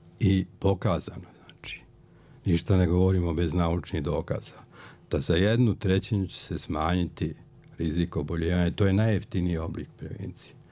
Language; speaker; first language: Croatian; native; Croatian